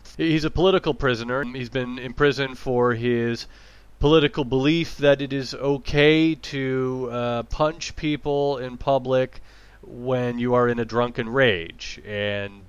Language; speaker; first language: English; native; English